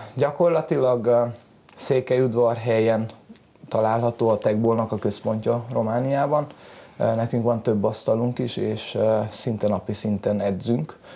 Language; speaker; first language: Hungarian; native; Hungarian